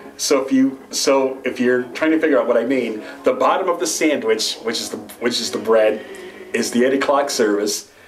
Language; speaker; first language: English; native; English